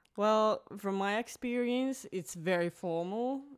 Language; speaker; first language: English; non-native, fluent; Finnish